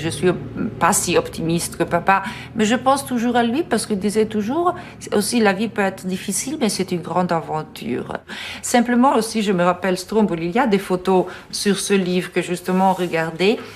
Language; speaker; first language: French; non-native, fluent; Italian